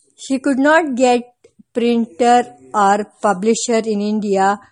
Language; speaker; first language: English; non-native, local second language; Kannada